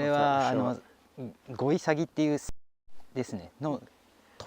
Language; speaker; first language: Japanese; native; Japanese